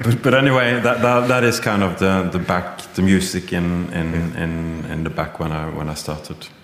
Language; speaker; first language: English; non-native, fluent; Norwegian